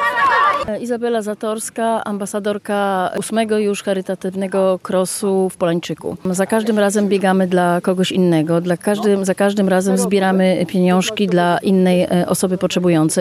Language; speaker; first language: Polish; native; Polish